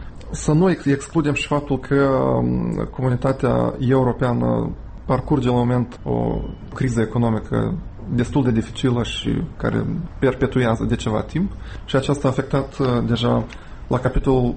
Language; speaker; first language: Romanian; native; Romanian